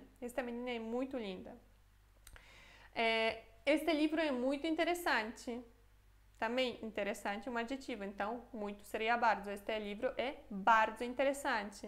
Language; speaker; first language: Portuguese; non-native, fluent; Polish